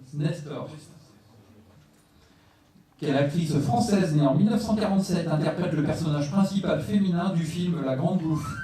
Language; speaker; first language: French; native; French